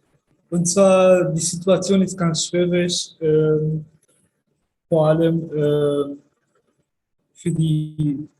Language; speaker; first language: German; early bilingual, other home language; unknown